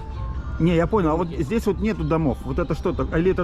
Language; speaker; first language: Russian; native; Russian